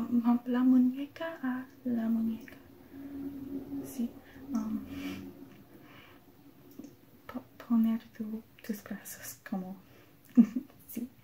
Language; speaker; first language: Spanish; non-native, learner; English